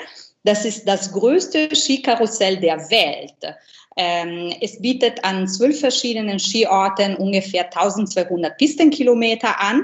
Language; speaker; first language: German; non-native, fluent; Italian